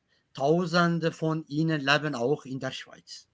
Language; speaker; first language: German; non-native, learner; Kurdish